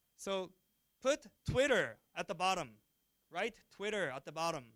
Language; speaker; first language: English; non-native, fluent; Japanese